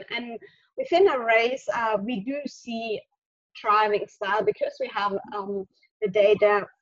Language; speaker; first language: English; non-native, fluent; German